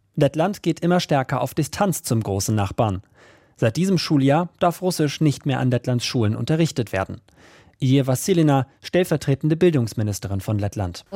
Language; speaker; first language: German; native; German